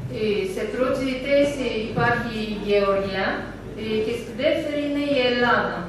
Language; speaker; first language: Greek; non-native, learner; Turkish